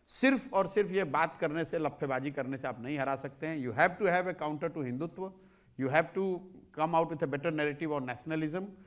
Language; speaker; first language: Hindi; native; Hindi